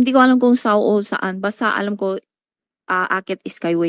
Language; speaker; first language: Filipino; non-native, learner; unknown